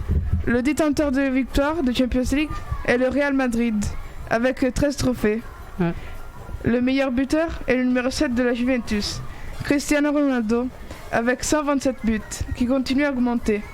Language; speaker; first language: French; early bilingual, other home language; Italian